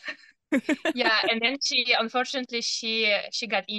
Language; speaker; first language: English; non-native, learner; Ukrainian